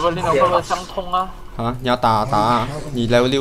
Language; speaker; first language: Chinese; native; Chinese